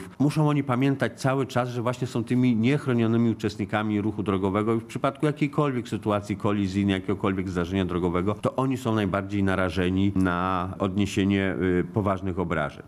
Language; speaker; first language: Polish; native; Polish